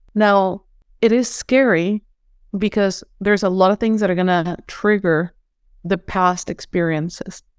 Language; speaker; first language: English; non-native, fluent; Spanish